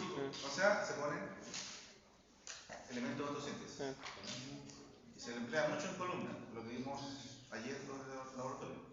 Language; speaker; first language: Spanish; native; Spanish